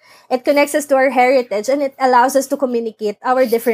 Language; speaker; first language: English; non-native, local second language; Filipino